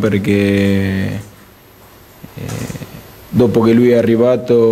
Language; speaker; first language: Italian; non-native, fluent; Spanish